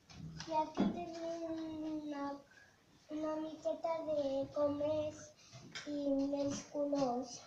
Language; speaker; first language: Catalan; non-native, local second language; Spanish